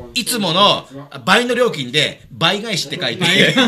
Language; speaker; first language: Japanese; native; Japanese